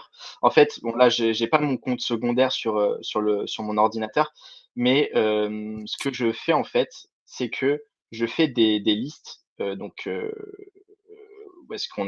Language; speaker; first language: French; native; French